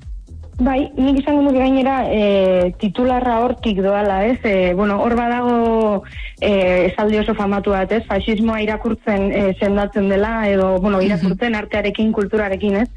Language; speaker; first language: Basque; native; Basque